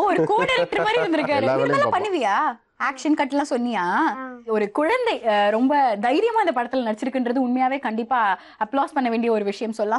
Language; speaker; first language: Tamil; native; Tamil